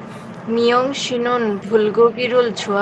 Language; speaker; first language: Korean; non-native, learner; Bangla